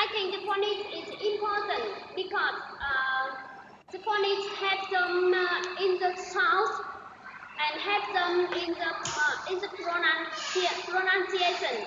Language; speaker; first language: English; non-native, learner; Vietnamese